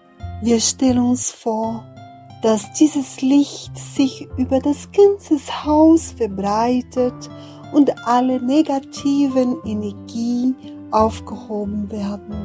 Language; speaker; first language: German; non-native, fluent; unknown